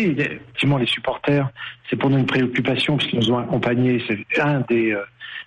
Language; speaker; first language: French; native; French